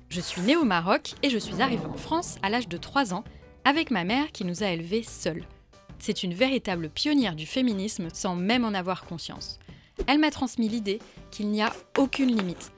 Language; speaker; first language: French; early bilingual, other home language; Arabic